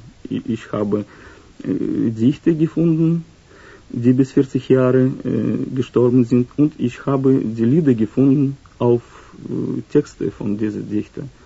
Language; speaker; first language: German; non-native, learner; Russian